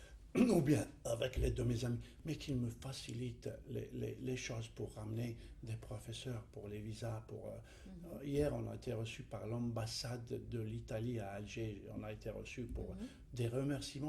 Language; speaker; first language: French; non-native, fluent; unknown